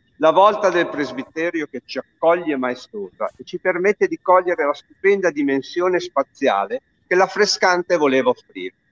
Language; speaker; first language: Italian; native; Italian